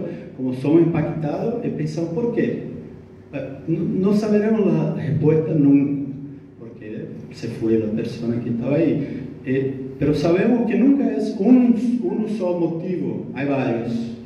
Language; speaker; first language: Spanish; non-native, learner; Portuguese